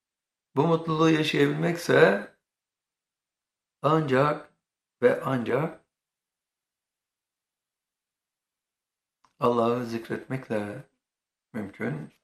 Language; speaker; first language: Turkish; native; Turkish